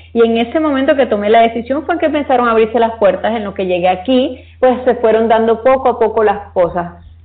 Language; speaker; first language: Spanish; native; Spanish